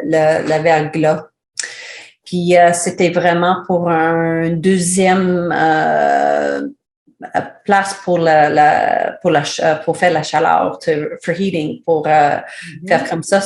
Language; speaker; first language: French; non-native, learner; English